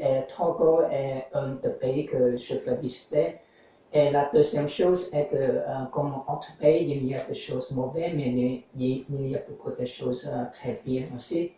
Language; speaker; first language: French; non-native, learner; English